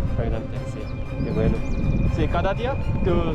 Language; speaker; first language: Spanish; non-native, learner; Korean